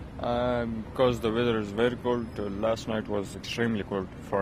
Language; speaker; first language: English; non-native, learner; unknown